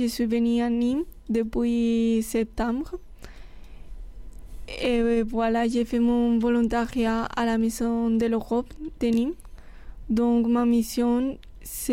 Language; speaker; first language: French; non-native, fluent; Spanish